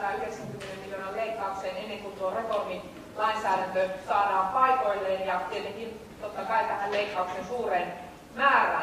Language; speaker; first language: Finnish; native; Finnish